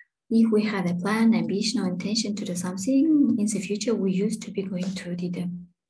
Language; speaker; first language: English; non-native, fluent; Kazakh